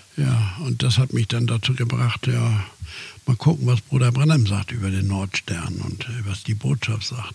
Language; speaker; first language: German; native; German